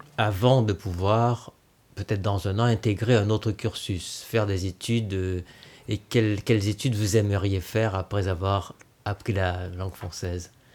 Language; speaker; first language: French; native; French